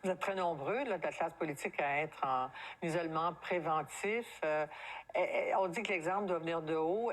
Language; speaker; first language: French; native; French